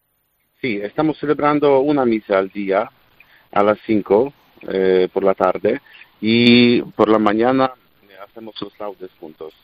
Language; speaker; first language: Spanish; non-native, fluent; Polish